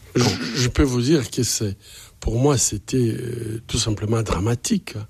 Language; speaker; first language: French; non-native, local second language; Swahili